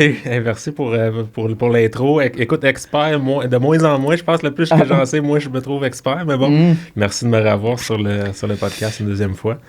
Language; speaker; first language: French; native; French